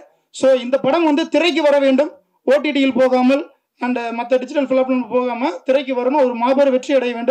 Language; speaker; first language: Tamil; native; Tamil